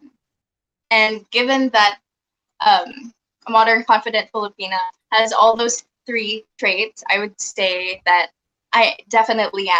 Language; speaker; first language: English; non-native, local second language; Filipino